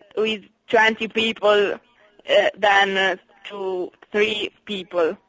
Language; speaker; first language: English; non-native, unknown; Italian